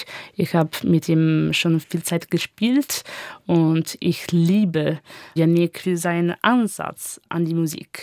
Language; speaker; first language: German; non-native, learner; Italian